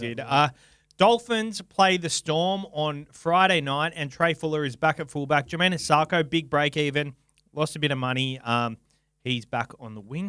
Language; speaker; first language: English; native; English